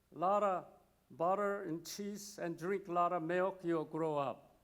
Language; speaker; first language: English; non-native, fluent; Korean